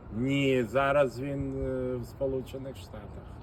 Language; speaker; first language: Ukrainian; non-native, local second language; Russian